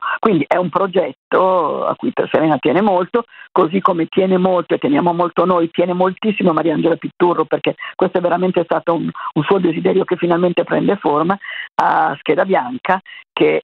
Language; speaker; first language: Italian; native; Italian